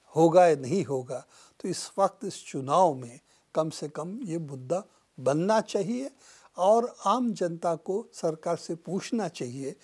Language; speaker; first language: Hindi; non-native, local second language; Bangla